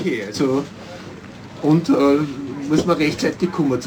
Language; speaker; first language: German; native; German